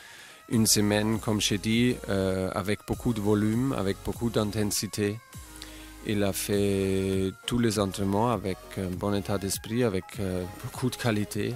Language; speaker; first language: French; non-native, fluent; German